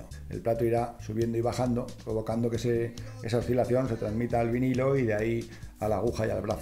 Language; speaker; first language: Spanish; native; Spanish